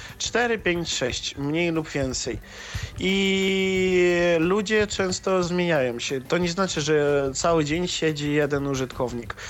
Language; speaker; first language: Polish; non-native, fluent; Russian